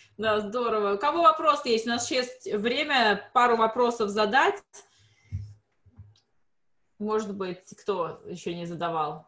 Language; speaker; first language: Russian; native; Russian